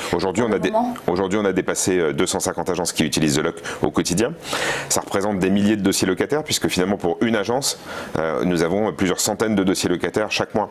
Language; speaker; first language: French; native; French